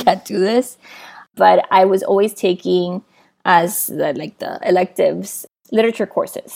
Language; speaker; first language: English; native; English